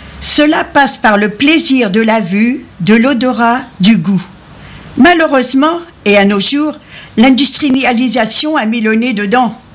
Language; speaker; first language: French; native; French